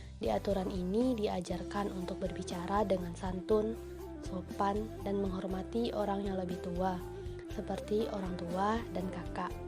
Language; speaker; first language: Indonesian; non-native, local second language; Minangkabau